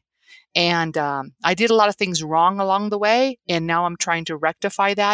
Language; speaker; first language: English; early bilingual, other home language; Spanish